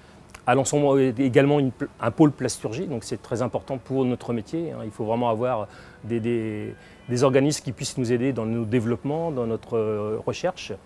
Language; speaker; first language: French; native; French